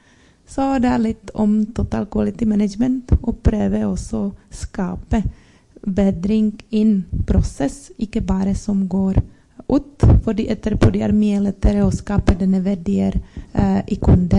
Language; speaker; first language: Norwegian; non-native, learner; Czech